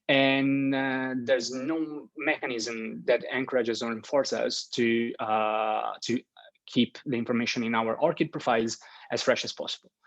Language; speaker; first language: English; non-native, fluent; Italian